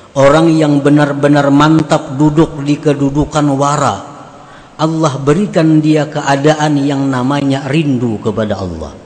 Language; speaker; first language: Indonesian; non-native, local second language; Banjar